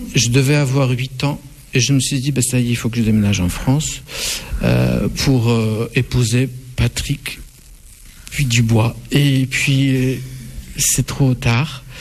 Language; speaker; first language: French; non-native, fluent; Russian